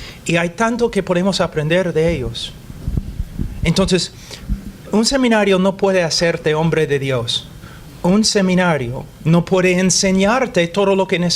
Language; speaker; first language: Spanish; non-native, fluent; English